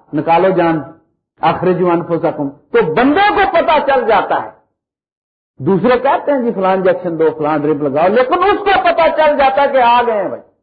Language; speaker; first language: Urdu; non-native, local second language; Punjabi